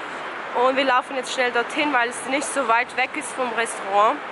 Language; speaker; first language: German; early bilingual, other home language; Albanian